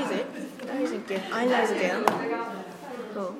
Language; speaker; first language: German; non-native, learner; Japanese